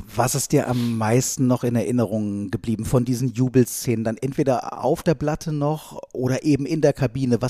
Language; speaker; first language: German; native; German